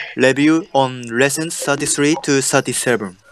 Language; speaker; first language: English; non-native, learner; Japanese